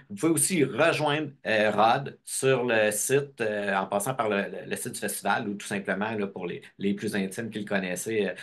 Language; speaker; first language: French; native; French